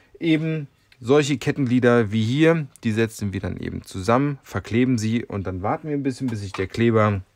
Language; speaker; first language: German; native; German